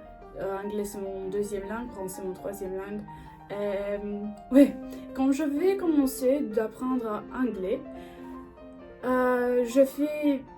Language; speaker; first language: French; non-native, learner; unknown